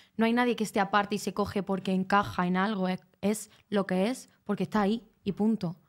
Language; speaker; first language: Spanish; native; Spanish